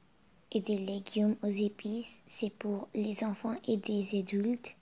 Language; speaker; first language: French; non-native, learner; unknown